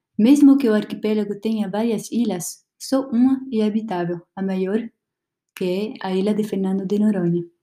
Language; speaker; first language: Portuguese; non-native, learner; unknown